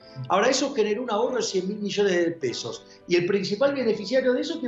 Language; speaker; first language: Spanish; native; Spanish